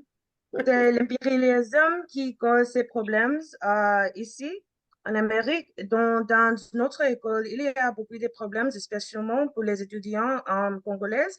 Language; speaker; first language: French; early bilingual, heritage; French